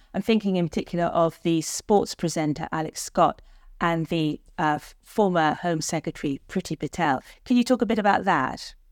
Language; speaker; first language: English; native; English